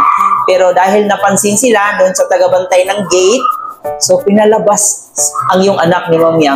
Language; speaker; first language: Filipino; native; Filipino